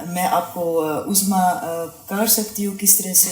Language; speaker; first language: Hindi; early bilingual, heritage; Dutch